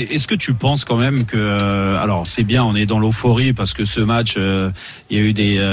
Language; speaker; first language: French; native; French